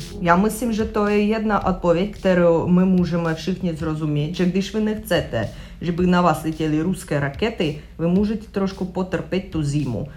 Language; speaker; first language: Czech; non-native, learner; Russian